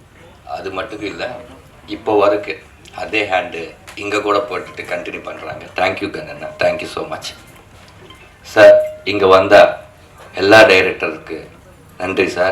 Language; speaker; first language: Tamil; non-native, learner; Telugu